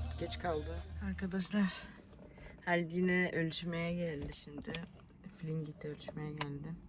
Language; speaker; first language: Turkish; early bilingual, heritage; Turkish